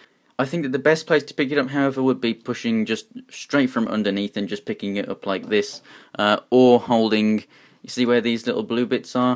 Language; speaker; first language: English; native; English